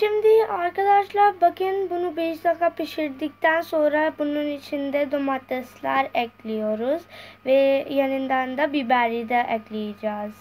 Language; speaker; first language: Turkish; non-native, fluent; Urdu